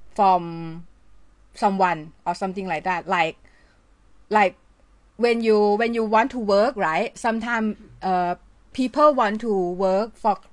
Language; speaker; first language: English; non-native, learner; Thai